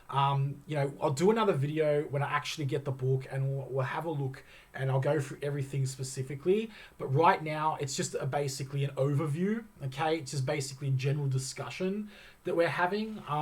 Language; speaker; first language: English; native; English